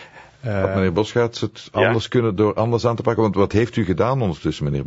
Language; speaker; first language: Dutch; native; Dutch